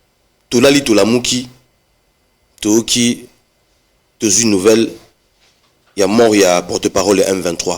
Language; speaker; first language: French; non-native, local second language; Lingala